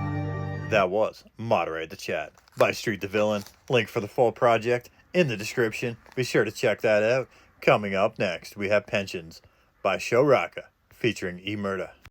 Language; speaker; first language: English; native; English